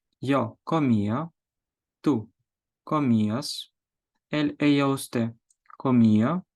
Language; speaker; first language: Spanish; non-native, fluent; Ukrainian